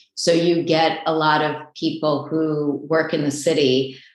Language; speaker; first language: English; native; English